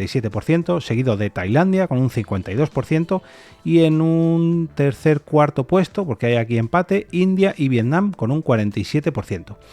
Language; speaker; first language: Spanish; native; Spanish